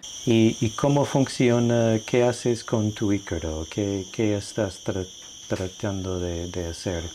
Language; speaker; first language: Spanish; non-native, fluent; English